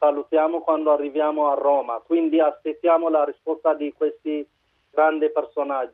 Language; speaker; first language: Italian; non-native, learner; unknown